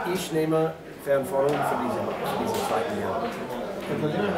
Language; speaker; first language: German; non-native, learner; English